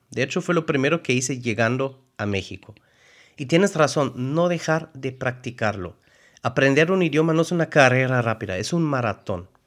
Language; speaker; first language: Spanish; non-native, fluent; German